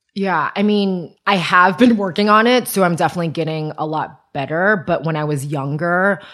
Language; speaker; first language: English; early bilingual, other home language; Chinese